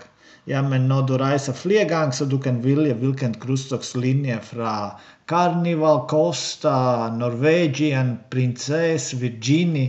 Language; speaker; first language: Swedish; non-native, learner; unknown